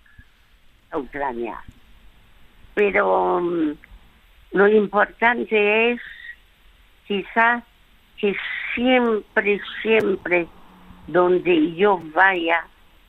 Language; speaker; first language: Spanish; early bilingual, other home language; French